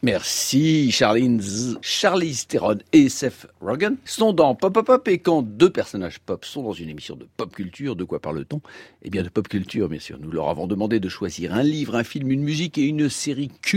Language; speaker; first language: French; native; French